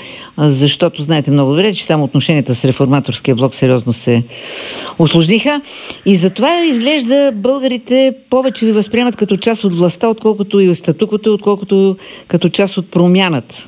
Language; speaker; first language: Bulgarian; native; Bulgarian